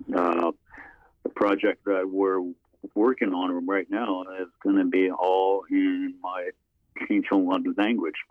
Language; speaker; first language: English; non-native, fluent; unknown